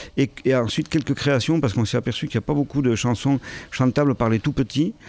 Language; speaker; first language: French; native; French